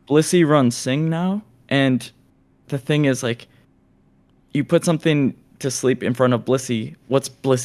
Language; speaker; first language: English; native; English